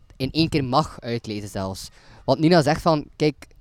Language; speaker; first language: Dutch; native; Dutch